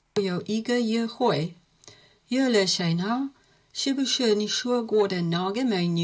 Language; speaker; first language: Chinese; non-native, learner; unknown